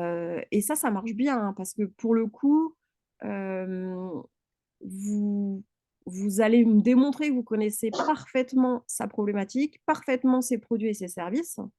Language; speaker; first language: French; native; French